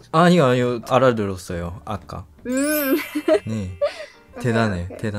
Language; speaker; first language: Korean; non-native, learner; Japanese